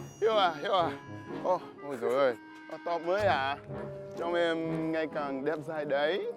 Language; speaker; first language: Vietnamese; non-native, learner; English